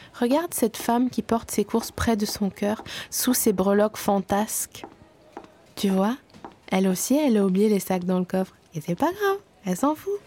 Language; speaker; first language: French; native; French